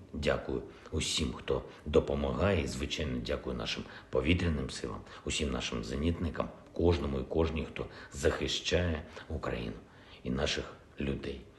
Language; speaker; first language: Ukrainian; non-native, local second language; Russian